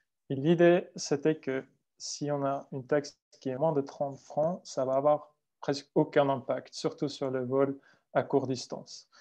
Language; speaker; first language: French; non-native, fluent; Swiss German